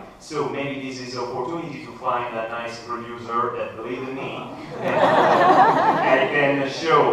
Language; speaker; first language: English; non-native, learner; Italian